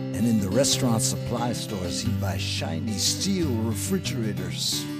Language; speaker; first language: English; native; English